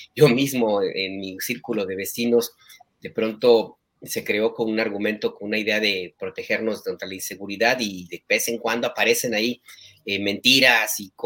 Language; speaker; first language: Spanish; native; Spanish